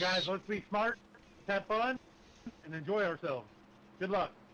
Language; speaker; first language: English; native; English